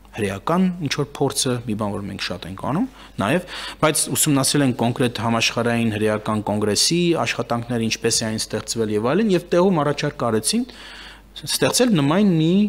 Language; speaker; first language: Armenian; early bilingual, heritage; Armenian